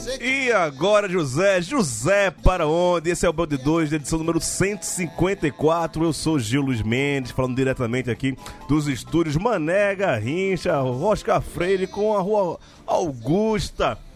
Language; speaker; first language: Portuguese; native; Portuguese